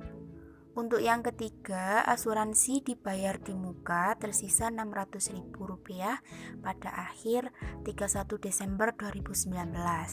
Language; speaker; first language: Indonesian; native; Indonesian